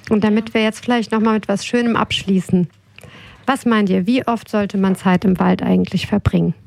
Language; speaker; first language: German; native; German